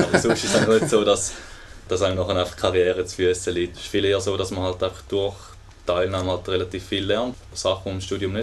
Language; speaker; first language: German; native; German